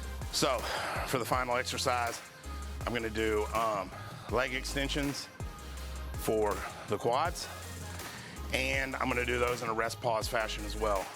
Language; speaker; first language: English; native; English